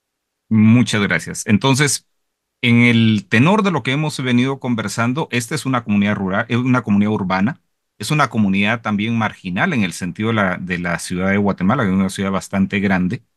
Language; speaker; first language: Spanish; native; Spanish